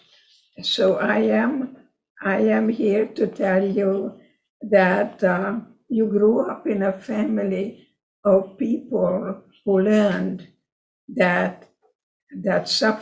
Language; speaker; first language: English; non-native, fluent; Hungarian